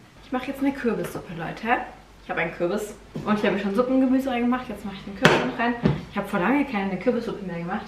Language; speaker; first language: German; native; German